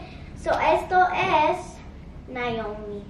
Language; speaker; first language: Spanish; early bilingual, heritage; Spanish